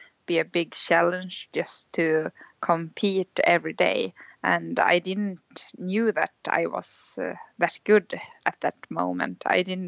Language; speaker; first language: English; non-native, fluent; Swedish